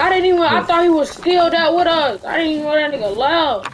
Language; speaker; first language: English; native; English